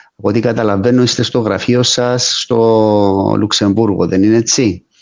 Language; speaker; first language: Greek; native; Greek